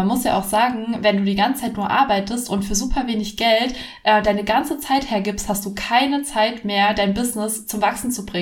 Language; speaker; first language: German; native; German